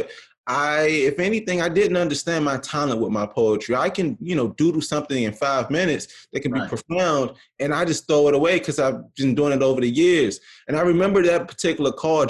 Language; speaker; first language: English; native; English